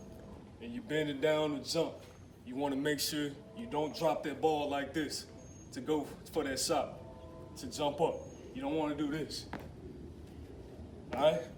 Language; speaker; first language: English; native; English